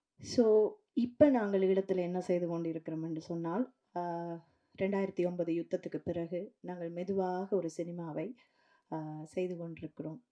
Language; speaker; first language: Tamil; native; Tamil